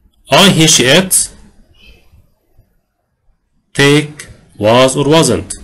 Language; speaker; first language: English; non-native, fluent; Arabic